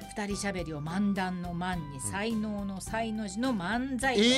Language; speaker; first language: Japanese; native; Japanese